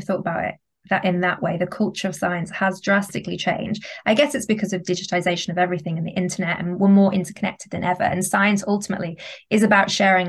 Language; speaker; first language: English; native; English